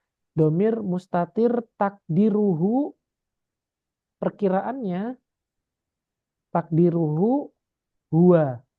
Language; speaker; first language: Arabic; non-native, fluent; Indonesian